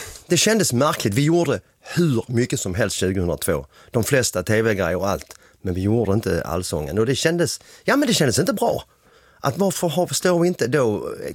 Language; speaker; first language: Swedish; native; Swedish